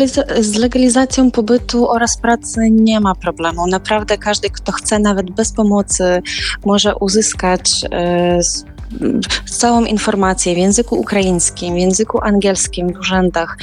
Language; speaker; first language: Polish; non-native, fluent; Ukrainian